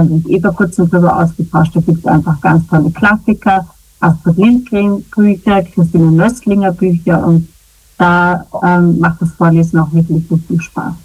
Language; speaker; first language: German; native; German